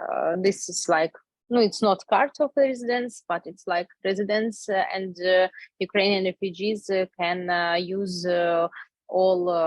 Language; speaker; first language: English; non-native, learner; Ukrainian